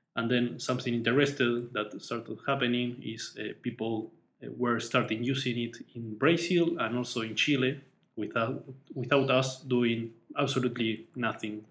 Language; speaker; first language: English; non-native, fluent; Spanish